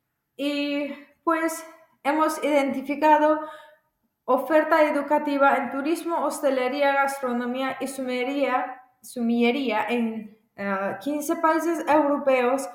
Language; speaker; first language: Spanish; non-native, fluent; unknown